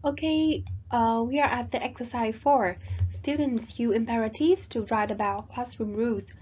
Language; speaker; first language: English; non-native, fluent; Vietnamese